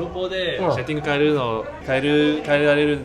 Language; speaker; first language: Japanese; non-native, fluent; Cantonese